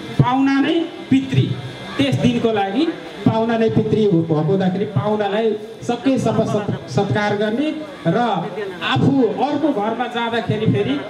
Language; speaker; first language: Nepali; non-native, local second language; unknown